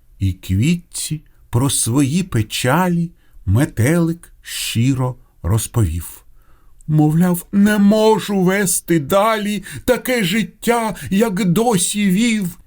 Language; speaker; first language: Ukrainian; non-native, local second language; Russian